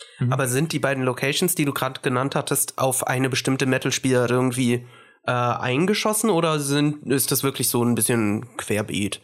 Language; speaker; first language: German; early bilingual, other home language; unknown